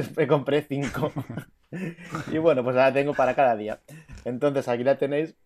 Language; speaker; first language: Spanish; native; Spanish